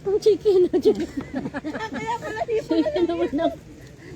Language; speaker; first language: English; non-native, learner; Filipino